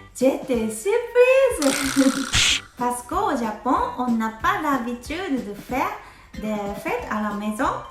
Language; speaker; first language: French; non-native, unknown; Japanese